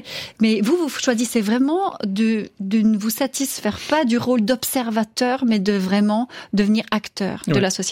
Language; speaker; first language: French; native; French